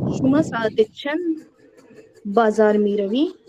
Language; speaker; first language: Persian; non-native, learner; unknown